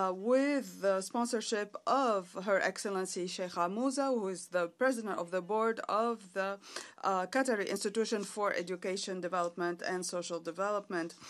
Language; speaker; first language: English; non-native, fluent; Arabic